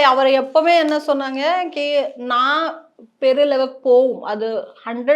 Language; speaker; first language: Tamil; non-native, learner; Malayalam